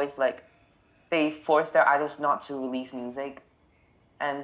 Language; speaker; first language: English; non-native, local second language; Cantonese